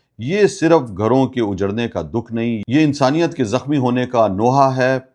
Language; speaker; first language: Urdu; non-native, local second language; Pashto